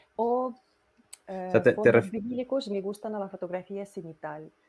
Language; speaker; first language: Spanish; non-native, fluent; Russian